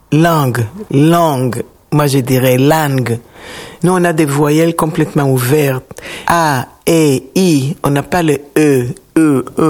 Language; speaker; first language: French; non-native, fluent; Hebrew